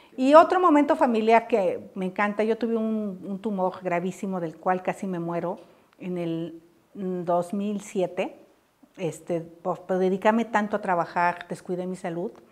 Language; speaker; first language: Spanish; native; Spanish